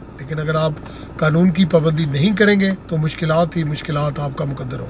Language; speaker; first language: Urdu; native; Urdu